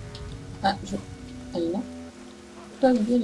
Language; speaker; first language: French; native; French